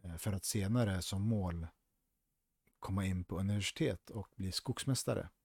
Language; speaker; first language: Swedish; early bilingual, other home language; Spanish